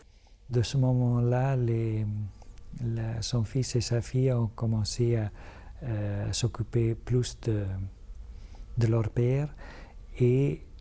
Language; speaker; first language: French; non-native, fluent; Italian